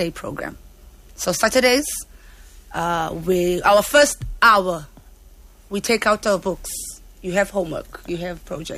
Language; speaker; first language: English; non-native, local second language; Xhosa